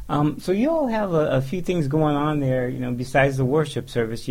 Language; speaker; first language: English; native; English